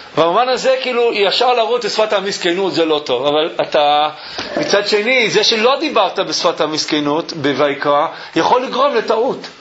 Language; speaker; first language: Hebrew; early bilingual, other home language; English